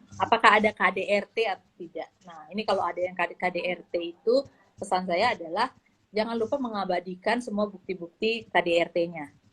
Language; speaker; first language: Indonesian; native; Indonesian